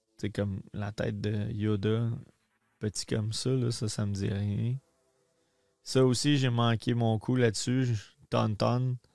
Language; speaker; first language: French; native; French